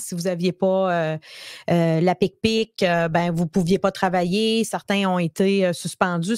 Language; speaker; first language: French; native; French